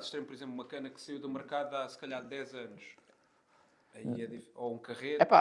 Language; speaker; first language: Portuguese; native; Portuguese